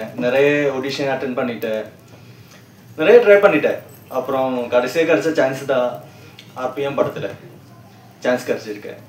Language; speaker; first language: Tamil; non-native, fluent; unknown